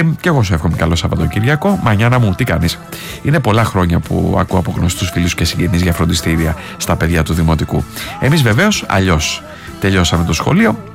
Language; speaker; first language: Greek; native; Greek